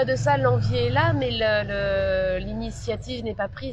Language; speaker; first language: French; native; French